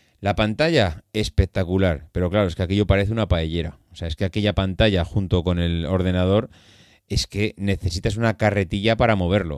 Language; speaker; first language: Spanish; native; Spanish